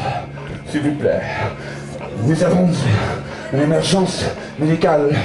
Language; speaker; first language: French; non-native, learner; English